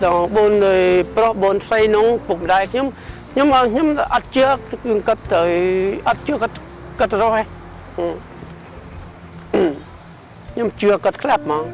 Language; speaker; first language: Khmer; early bilingual, heritage; Khmer